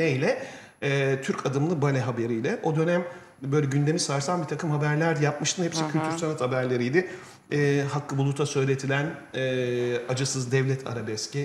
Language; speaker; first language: Turkish; native; Turkish